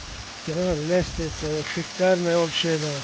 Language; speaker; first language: Russian; non-native, local second language; Chechen